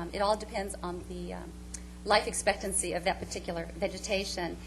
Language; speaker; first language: English; native; English